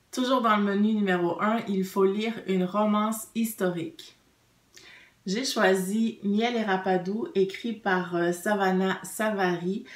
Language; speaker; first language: French; native; French